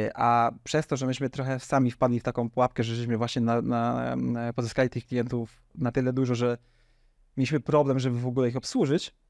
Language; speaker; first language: Polish; native; Polish